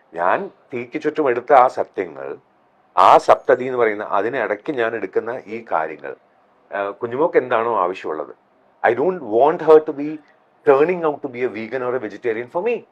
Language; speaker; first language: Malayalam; native; Malayalam